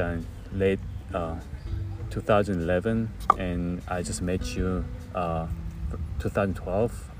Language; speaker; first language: English; non-native, fluent; Korean